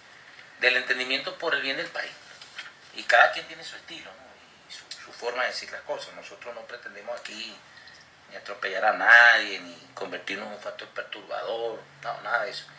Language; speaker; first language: Spanish; native; Spanish